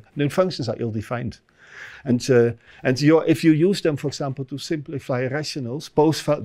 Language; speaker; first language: English; non-native, fluent; Dutch